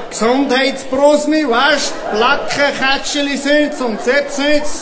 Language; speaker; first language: German; native; German